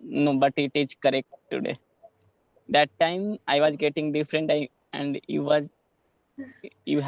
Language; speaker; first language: English; non-native, learner; Hindi